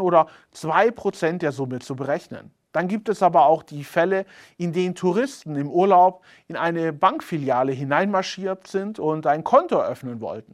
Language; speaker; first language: German; native; German